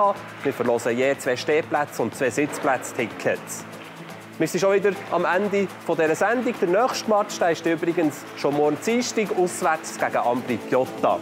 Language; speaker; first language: German; native; German